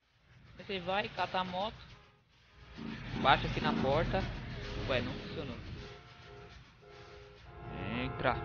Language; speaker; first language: Portuguese; native; Portuguese